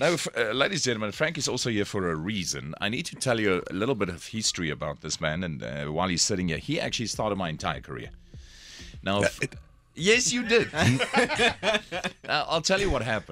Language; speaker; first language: English; non-native, local second language; Afrikaans